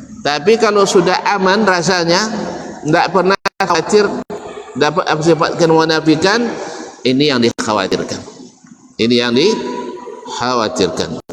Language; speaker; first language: Malay; native; Malay